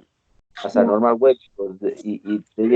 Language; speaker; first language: English; non-native, learner; Spanish